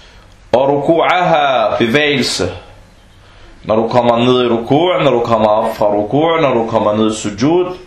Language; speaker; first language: Danish; non-native, fluent; Arabic